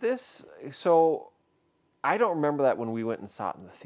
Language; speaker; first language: English; native; English